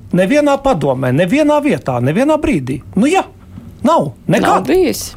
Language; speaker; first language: Latvian; native; Latvian